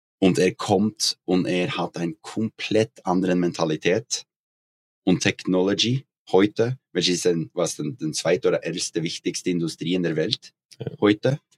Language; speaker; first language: German; non-native, learner; Norwegian